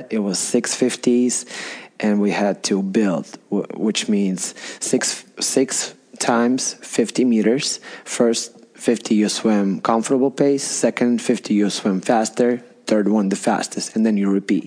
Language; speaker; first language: English; non-native, fluent; Russian